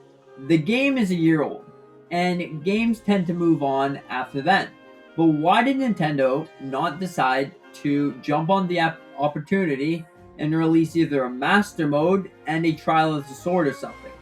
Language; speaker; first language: English; native; English